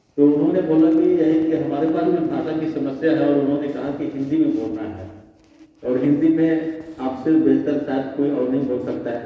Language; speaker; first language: Hindi; native; Hindi